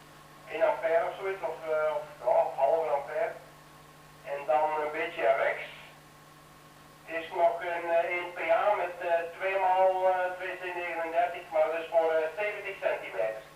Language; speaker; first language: Dutch; native; Dutch